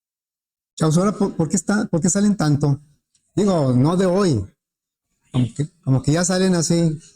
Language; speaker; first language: Spanish; native; Spanish